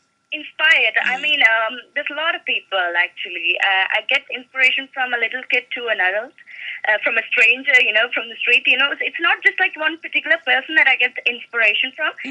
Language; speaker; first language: English; non-native, local second language; Malayalam